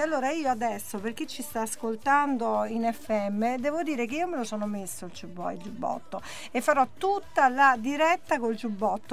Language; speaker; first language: Italian; native; Italian